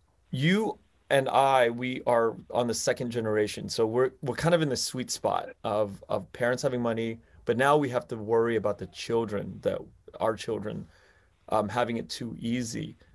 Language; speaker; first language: English; early bilingual, other home language; Vietnamese